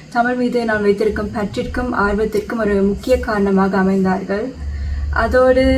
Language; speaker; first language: Tamil; early bilingual, heritage; Tamil